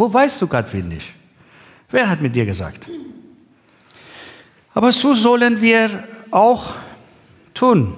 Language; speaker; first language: German; non-native, learner; Persian